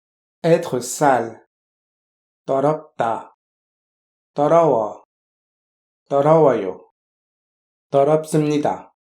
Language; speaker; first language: Korean; non-native, fluent; French